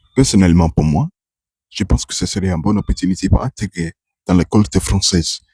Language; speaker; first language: French; non-native, learner; English